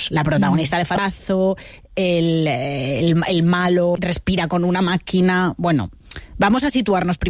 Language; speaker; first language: Spanish; native; Spanish